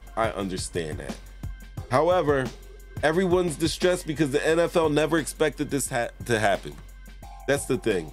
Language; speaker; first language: English; native; English